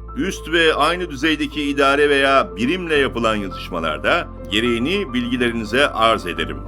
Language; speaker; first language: Turkish; native; Turkish